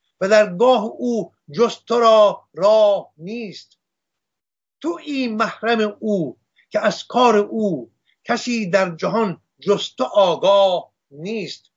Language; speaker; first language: Persian; non-native, local second language; Armenian